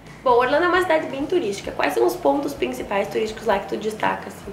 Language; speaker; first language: Portuguese; native; Portuguese